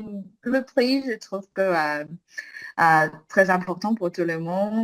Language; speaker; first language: French; non-native, learner; English